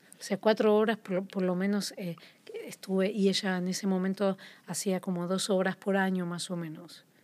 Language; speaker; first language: Spanish; native; Spanish